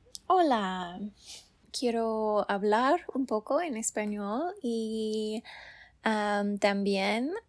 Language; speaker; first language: Spanish; non-native, learner; English